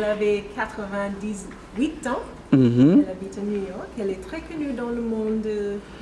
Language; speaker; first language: French; non-native, learner; English